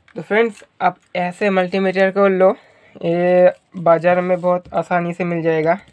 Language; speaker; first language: Hindi; non-native, local second language; Bangla